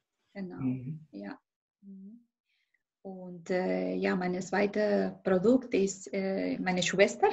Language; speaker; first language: German; non-native, fluent; Spanish